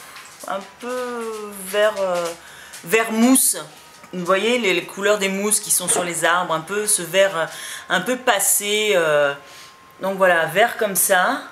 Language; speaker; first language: French; native; French